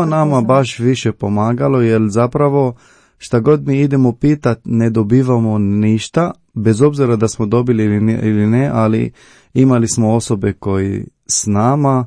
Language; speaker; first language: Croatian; non-native, learner; Arabic